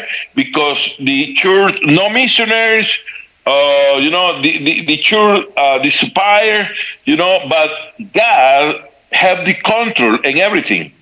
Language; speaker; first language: English; non-native, learner; Spanish